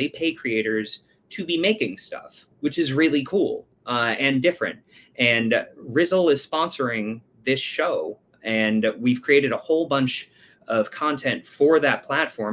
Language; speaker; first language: English; native; English